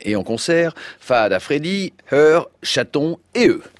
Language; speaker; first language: French; native; French